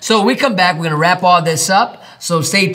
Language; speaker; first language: English; native; English